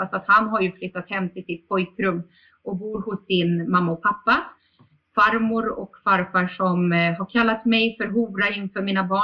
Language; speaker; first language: Swedish; early bilingual, other home language; Bosnian